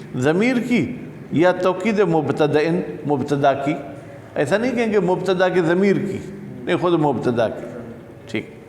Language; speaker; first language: Urdu; non-native, local second language; Sindhi